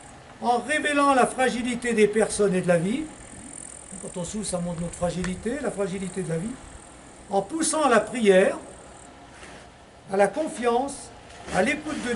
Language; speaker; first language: French; native; French